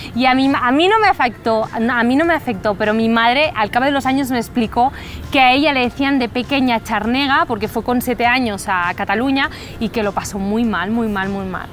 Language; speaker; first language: Spanish; native; Spanish